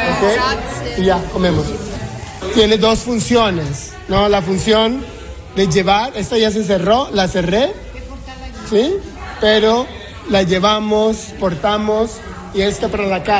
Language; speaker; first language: Spanish; non-native, fluent; Italian